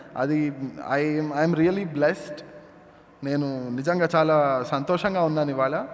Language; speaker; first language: Telugu; native; Telugu